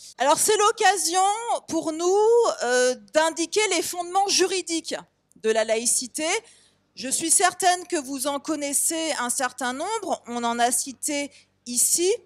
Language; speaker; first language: French; native; French